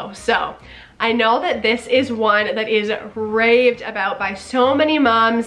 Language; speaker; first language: English; native; English